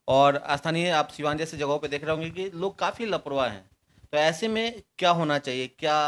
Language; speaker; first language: Hindi; native; Hindi